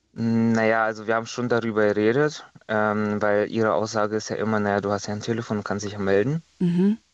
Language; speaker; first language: German; non-native, fluent; Estonian